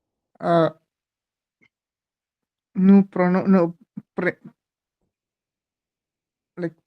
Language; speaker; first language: French; non-native, learner; Hindi